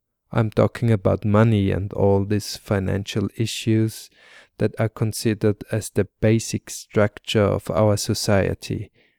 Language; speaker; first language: English; non-native, fluent; German